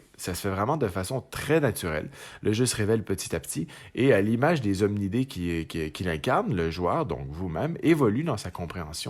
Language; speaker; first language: French; native; French